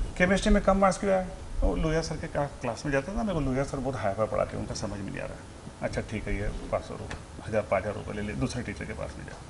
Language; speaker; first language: Hindi; native; Hindi